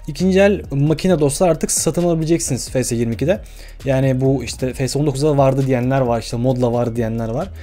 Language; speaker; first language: Turkish; early bilingual, heritage; Turkish